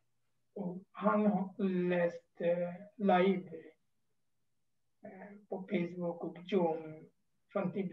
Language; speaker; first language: Swedish; non-native, fluent; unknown